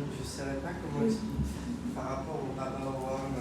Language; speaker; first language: French; native; French